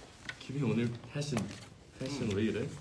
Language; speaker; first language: Korean; non-native, learner; Chinese